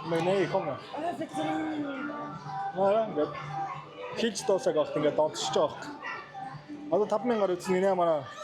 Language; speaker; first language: Swedish; early bilingual, other home language; Mongolian